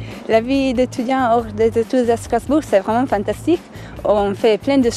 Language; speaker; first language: French; non-native, local second language; German